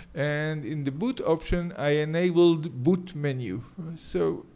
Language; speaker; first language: English; non-native, fluent; Hebrew